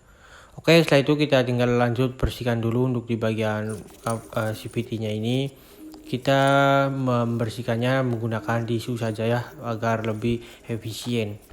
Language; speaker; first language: Indonesian; native; Indonesian